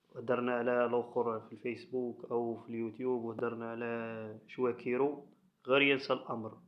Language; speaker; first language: Arabic; native; Arabic